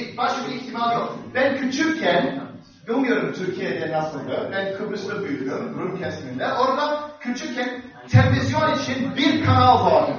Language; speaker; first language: Turkish; non-native, fluent; English